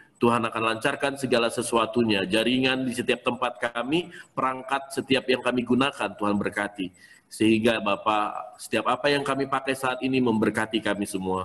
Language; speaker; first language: Indonesian; native; Indonesian